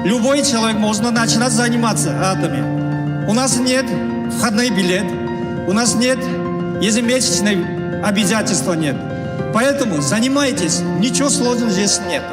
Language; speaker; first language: Russian; non-native, learner; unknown